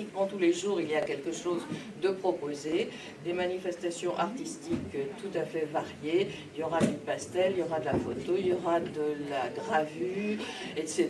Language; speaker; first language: French; native; French